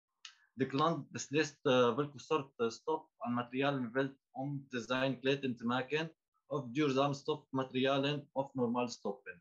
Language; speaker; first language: Dutch; non-native, learner; Arabic